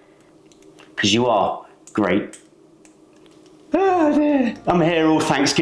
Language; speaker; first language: English; native; English